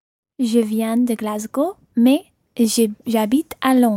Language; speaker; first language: French; non-native, learner; English